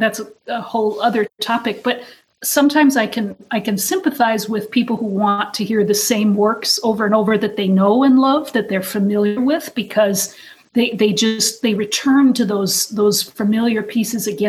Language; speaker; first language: English; native; English